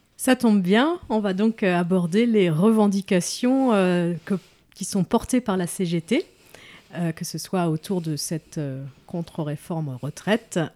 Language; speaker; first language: French; native; French